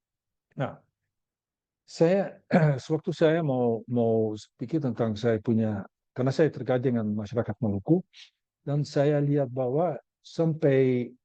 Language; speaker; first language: Indonesian; non-native, learner; Dutch